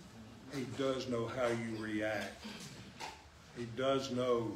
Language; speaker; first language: English; native; English